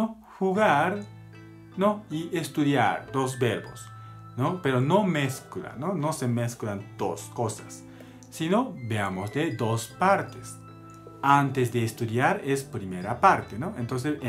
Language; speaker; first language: Spanish; non-native, learner; Japanese